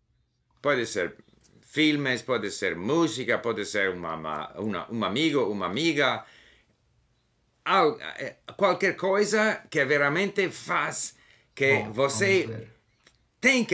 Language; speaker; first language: Portuguese; non-native, learner; English